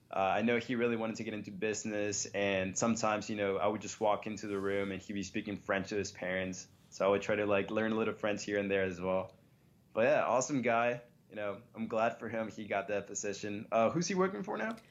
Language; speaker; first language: English; early bilingual, other home language; Spanish